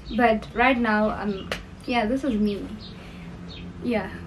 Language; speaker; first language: English; non-native, local second language; Northern Sotho